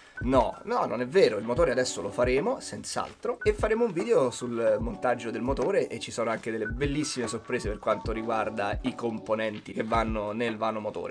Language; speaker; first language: Italian; native; Italian